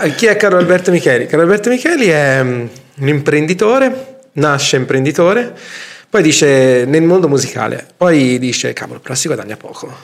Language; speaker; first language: Italian; native; Italian